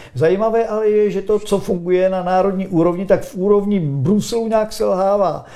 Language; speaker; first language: Czech; native; Czech